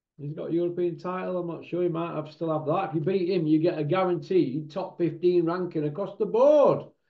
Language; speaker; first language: English; native; English